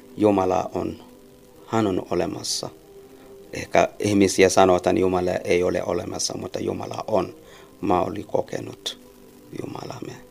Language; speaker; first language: Finnish; non-native, learner; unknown